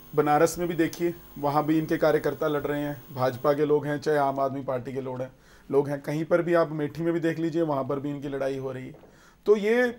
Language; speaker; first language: Hindi; native; Hindi